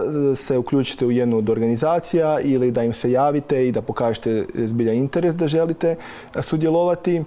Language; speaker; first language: Croatian; native; Croatian